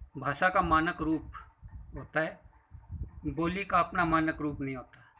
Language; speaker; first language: Hindi; native; Hindi